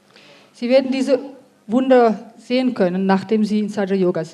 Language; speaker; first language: German; native; German